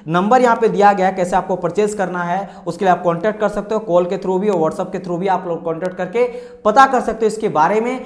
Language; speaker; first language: Hindi; non-native, local second language; Marathi